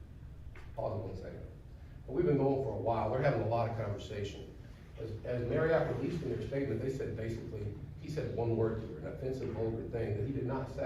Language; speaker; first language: English; native; English